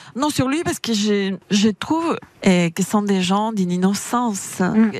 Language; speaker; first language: French; non-native, fluent; Spanish